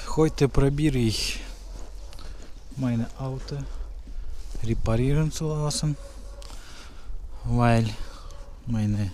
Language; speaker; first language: German; non-native, learner; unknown